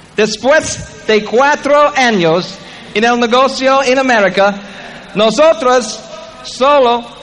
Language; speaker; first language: Spanish; non-native, learner; English